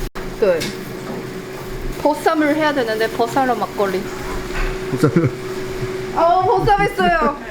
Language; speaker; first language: Korean; non-native, fluent; Chinese